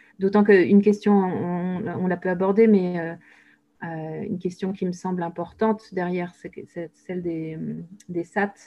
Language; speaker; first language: French; native; French